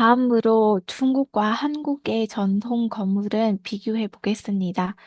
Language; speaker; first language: Korean; non-native, fluent; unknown